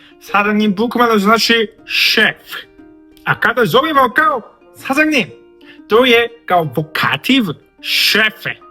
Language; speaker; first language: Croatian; non-native, fluent; Korean